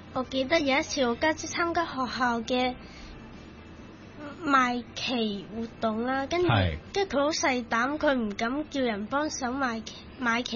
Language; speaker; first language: Cantonese; native; Cantonese